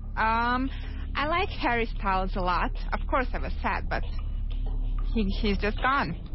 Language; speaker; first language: English; non-native, fluent; Serbian